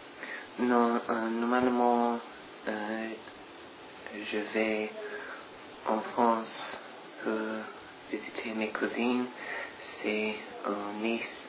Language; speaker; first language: French; non-native, learner; English